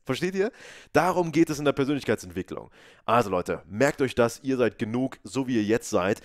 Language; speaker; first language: German; native; German